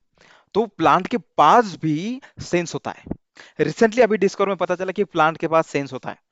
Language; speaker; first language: Hindi; non-native, local second language; Marathi